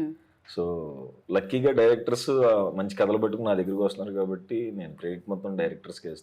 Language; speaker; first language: Telugu; native; Telugu